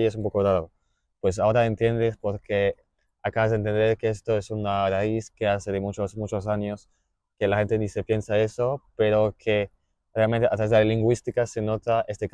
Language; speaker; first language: Spanish; non-native, fluent; German